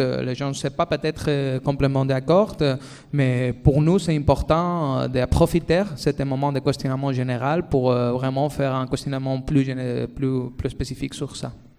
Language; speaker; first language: French; non-native, fluent; Spanish